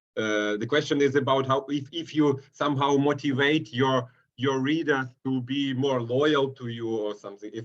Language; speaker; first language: English; non-native, fluent; Ukrainian